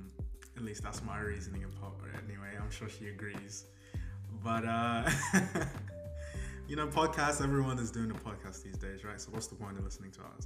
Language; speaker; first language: English; native; English